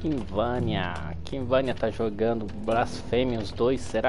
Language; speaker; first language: Portuguese; native; Portuguese